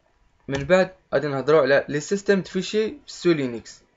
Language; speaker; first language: Arabic; native; Arabic